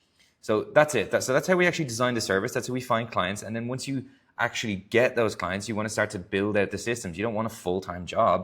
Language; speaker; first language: English; native; English